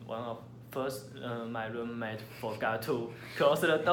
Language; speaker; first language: English; non-native, learner; Chinese